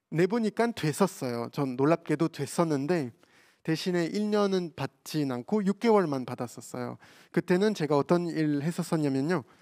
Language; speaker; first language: Korean; non-native, fluent; French